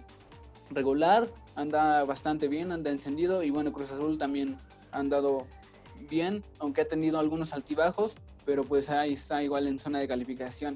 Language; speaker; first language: Spanish; native; Spanish